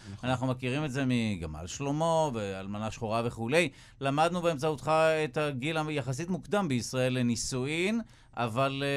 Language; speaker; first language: Hebrew; native; Hebrew